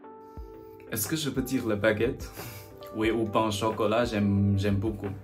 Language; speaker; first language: French; non-native, learner; Chinese